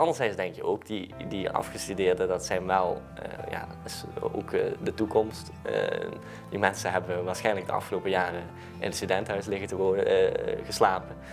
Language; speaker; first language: Dutch; native; Dutch